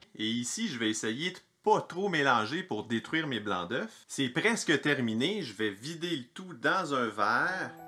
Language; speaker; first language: French; native; French